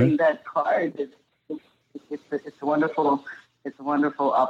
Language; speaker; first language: English; non-native, fluent; Spanish